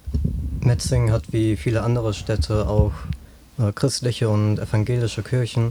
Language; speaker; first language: German; native; German